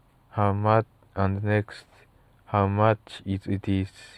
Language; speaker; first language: English; non-native, learner; Japanese